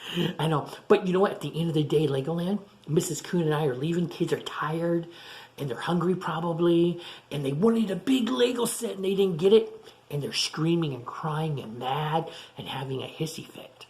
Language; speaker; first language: English; native; English